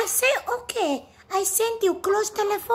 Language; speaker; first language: English; non-native, learner; Amharic